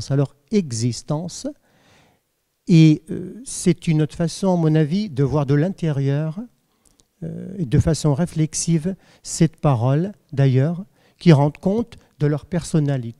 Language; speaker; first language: French; non-native, fluent; Arabic